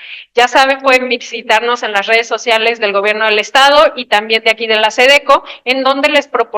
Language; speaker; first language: Spanish; native; Spanish